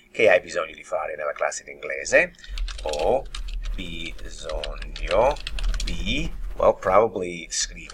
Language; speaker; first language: Italian; non-native, fluent; English